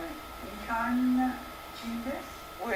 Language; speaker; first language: Japanese; non-native, learner; French